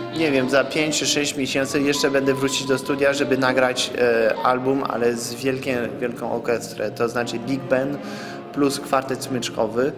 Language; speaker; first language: Polish; non-native, fluent; French